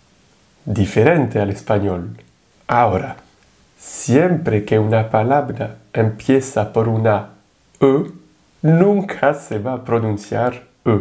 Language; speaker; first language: Spanish; non-native, fluent; French